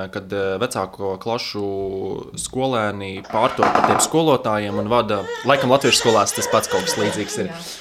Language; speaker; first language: Latvian; non-native, local second language; Russian